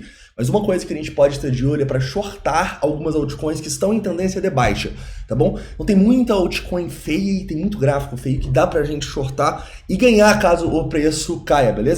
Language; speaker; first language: Portuguese; native; Portuguese